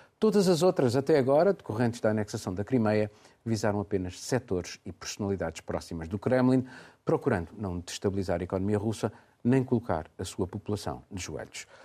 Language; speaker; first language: Portuguese; native; Portuguese